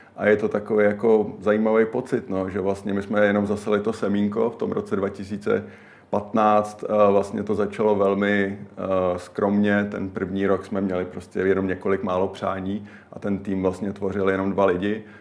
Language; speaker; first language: Czech; native; Czech